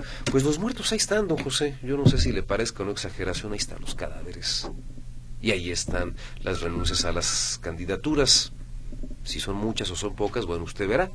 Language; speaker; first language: Spanish; native; Spanish